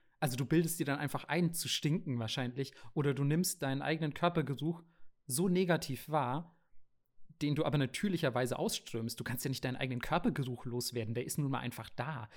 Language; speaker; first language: German; native; German